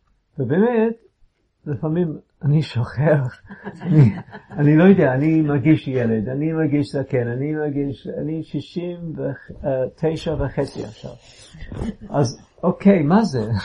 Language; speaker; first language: Hebrew; non-native, fluent; English